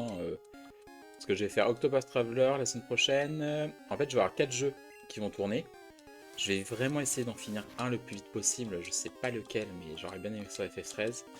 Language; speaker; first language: French; native; French